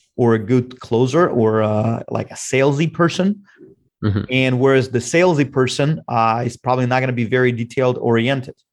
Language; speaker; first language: English; non-native, fluent; Russian